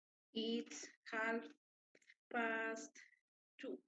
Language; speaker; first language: English; non-native, learner; Spanish